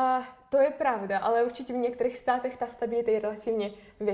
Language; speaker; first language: Czech; non-native, fluent; Russian